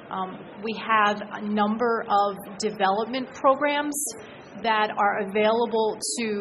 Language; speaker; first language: English; native; English